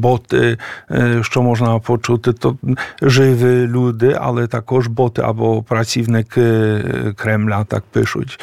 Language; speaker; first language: Ukrainian; non-native, fluent; Polish